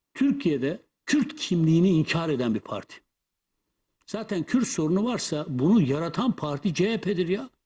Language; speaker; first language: Turkish; non-native, local second language; Kurdish